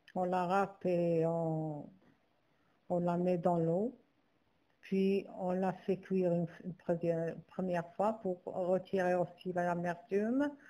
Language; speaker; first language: French; non-native, local second language; Arabic